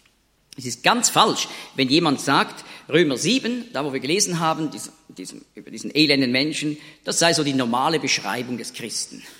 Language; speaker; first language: German; native; German